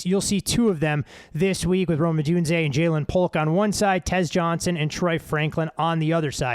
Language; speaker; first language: English; native; English